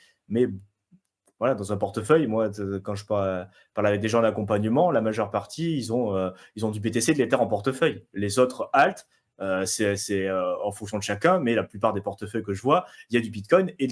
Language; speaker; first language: French; native; French